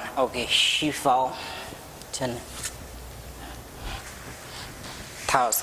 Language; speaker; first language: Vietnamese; non-native, learner; Hindi